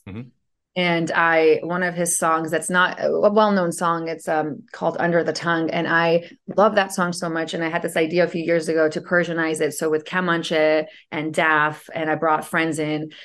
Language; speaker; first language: English; early bilingual, other home language; Persian